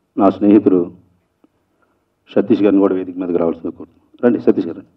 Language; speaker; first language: Telugu; native; Telugu